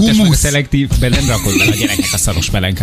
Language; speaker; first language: Hungarian; native; Hungarian